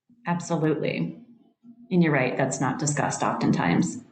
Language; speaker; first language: English; native; English